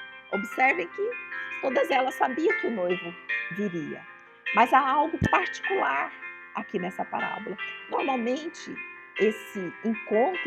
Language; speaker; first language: Portuguese; native; Portuguese